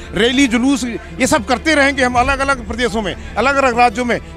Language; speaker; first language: Hindi; native; Hindi